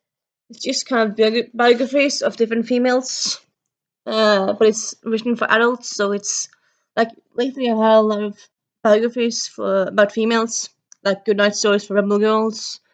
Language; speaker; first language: English; early bilingual, heritage; Norwegian